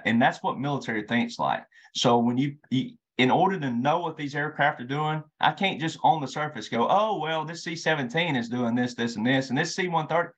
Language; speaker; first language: English; native; English